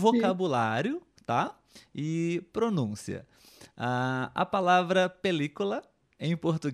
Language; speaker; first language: Portuguese; non-native, learner; Spanish